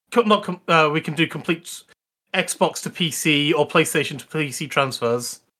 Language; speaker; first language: English; native; English